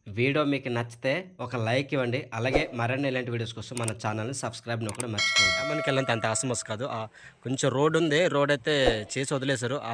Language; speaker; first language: Telugu; non-native, local second language; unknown